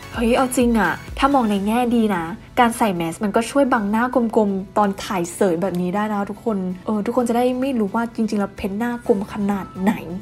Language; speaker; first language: Thai; native; Thai